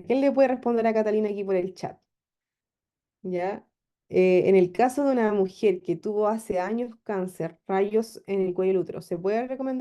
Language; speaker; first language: Spanish; native; Spanish